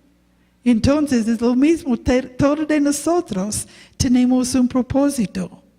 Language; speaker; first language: Spanish; non-native, learner; English